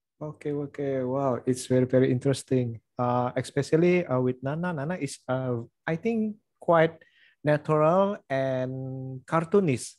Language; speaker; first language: English; non-native, learner; Indonesian